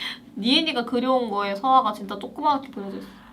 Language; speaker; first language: Korean; native; Korean